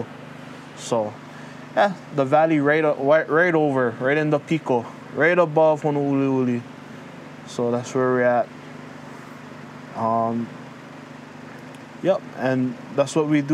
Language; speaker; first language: English; early bilingual, other home language; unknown